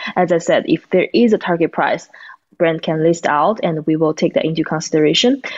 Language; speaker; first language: English; non-native, fluent; Chinese